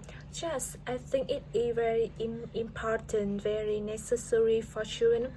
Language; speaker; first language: English; non-native, learner; Vietnamese